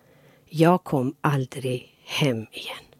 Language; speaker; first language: Swedish; non-native, fluent; Persian